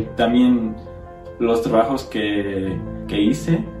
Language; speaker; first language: Spanish; non-native, fluent; English